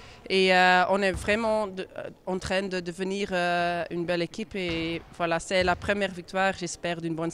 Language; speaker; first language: French; non-native, local second language; Dutch